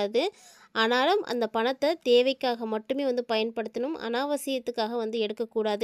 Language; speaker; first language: Tamil; native; Tamil